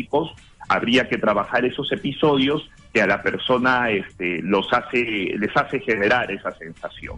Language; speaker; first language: Spanish; native; Spanish